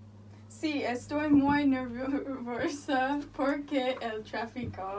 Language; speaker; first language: Spanish; non-native, learner; English